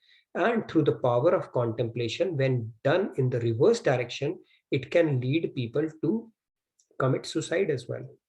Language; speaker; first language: English; non-native, local second language; Hindi